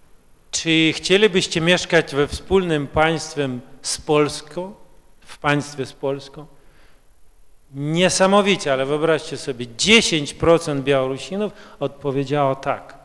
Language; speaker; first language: Polish; early bilingual, heritage; Russian